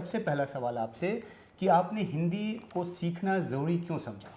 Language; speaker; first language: Hindi; native; Hindi